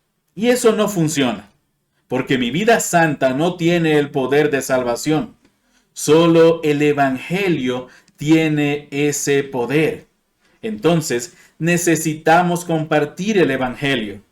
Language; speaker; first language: Spanish; non-native, fluent; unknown